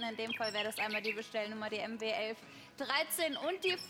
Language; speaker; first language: German; native; German